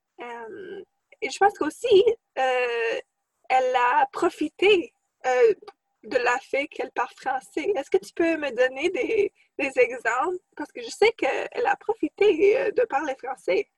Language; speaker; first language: French; non-native, fluent; English